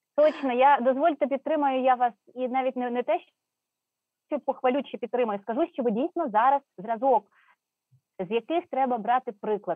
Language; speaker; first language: Ukrainian; native; Ukrainian